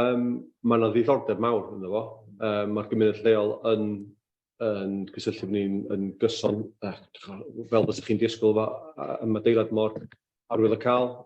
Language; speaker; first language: Welsh; native; Welsh